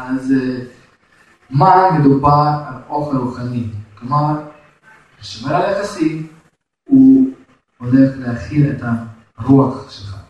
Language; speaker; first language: Hebrew; non-native, fluent; Russian